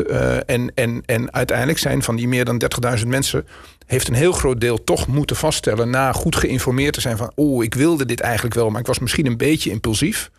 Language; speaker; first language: Dutch; native; Dutch